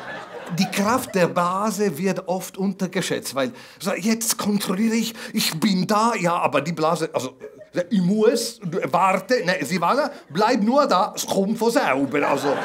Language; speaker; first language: German; non-native, fluent; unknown